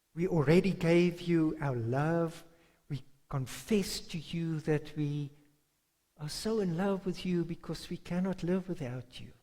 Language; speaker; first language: English; non-native, local second language; Afrikaans